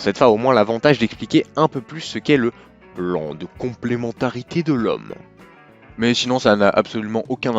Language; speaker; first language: French; native; French